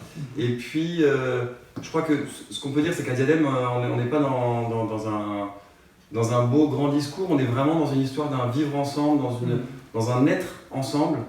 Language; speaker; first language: French; native; French